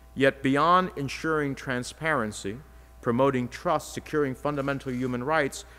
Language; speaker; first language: English; early bilingual, other home language; Spanish